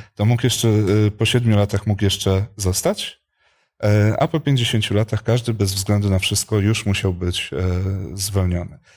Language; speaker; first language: Polish; native; Polish